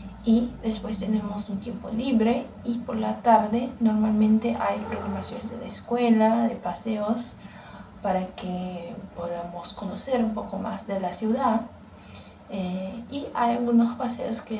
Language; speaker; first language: Spanish; non-native, learner; Portuguese